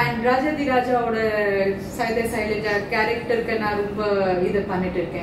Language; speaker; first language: Tamil; non-native, local second language; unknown